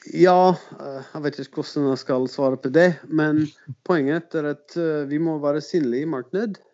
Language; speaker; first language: Norwegian; non-native, fluent; English